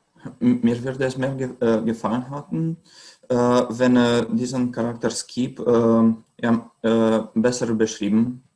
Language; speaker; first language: German; non-native, learner; Romanian